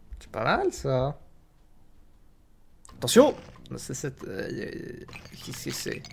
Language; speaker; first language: French; native; French